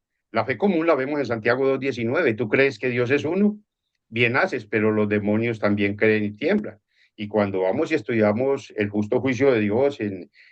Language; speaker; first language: Spanish; native; Spanish